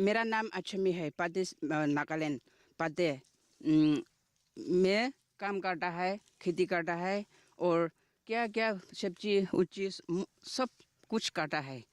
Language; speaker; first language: Hindi; non-native, local second language; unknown